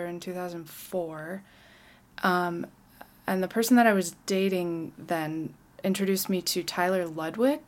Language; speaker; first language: English; native; English